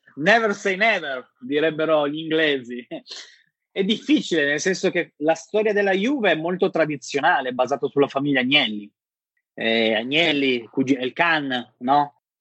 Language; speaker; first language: Italian; native; Italian